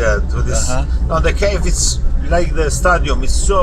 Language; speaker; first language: English; non-native, learner; Albanian